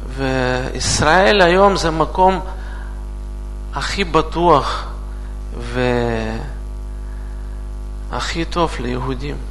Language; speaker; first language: Hebrew; non-native, learner; Russian